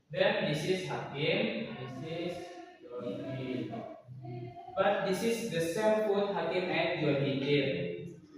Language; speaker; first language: English; non-native, learner; Indonesian